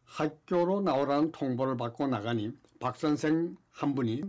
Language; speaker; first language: Korean; native; Korean